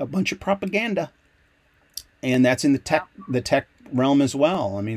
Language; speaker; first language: English; native; English